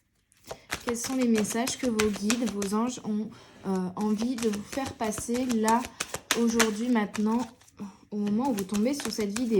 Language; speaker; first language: French; native; French